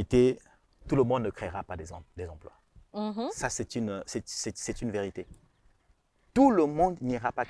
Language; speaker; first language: French; non-native, local second language; Rundi